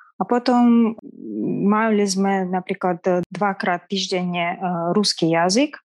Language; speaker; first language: Slovak; non-native, fluent; Kazakh